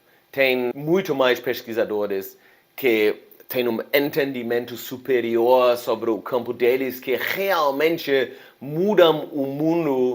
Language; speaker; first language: Portuguese; non-native, fluent; German